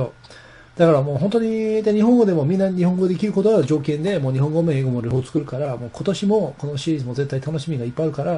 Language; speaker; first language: Japanese; non-native, fluent; English